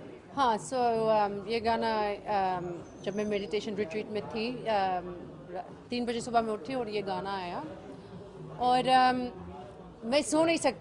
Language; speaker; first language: Hindi; early bilingual, heritage; English